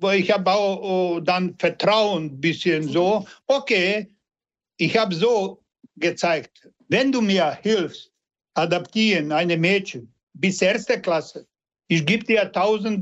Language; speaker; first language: German; non-native, learner; Croatian